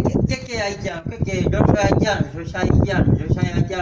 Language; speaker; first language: Spanish; non-native, learner; Haitian Creole